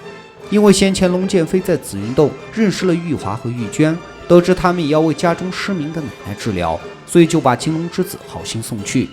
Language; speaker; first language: Chinese; native; Chinese